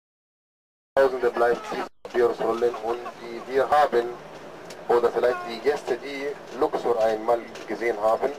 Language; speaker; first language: German; non-native, fluent; Arabic